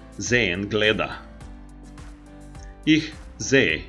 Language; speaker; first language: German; non-native, fluent; Macedonian